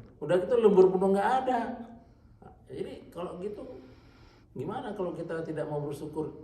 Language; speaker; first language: Indonesian; native; Indonesian